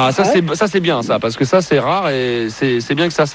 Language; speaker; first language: French; native; French